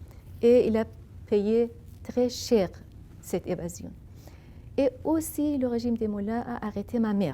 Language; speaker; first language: French; non-native, fluent; Persian